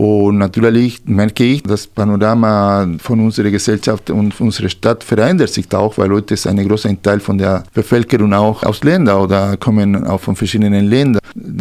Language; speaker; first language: German; non-native, fluent; Spanish